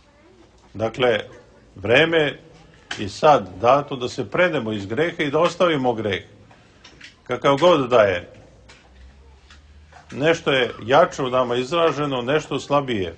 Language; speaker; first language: Serbian; native; Serbian